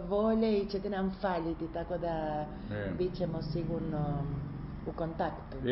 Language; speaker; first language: Croatian; early bilingual, heritage; Croatian